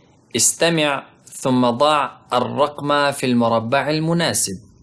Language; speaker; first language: Arabic; non-native, fluent; Pashto